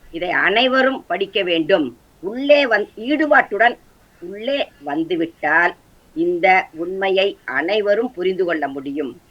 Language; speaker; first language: Tamil; non-native, local second language; Kannada